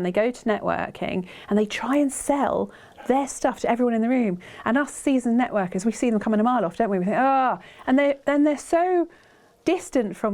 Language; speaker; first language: English; native; English